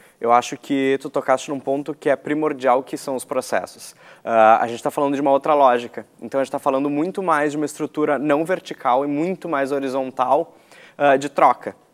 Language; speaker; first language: Portuguese; native; Portuguese